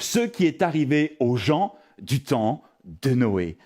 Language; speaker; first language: French; native; French